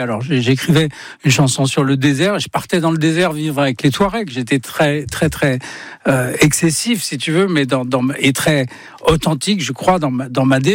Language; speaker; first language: French; native; French